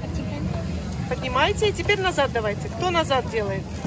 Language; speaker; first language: Russian; native; Russian